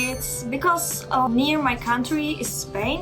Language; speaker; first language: English; non-native, fluent; Czech